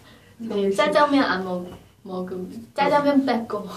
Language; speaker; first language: Korean; non-native, learner; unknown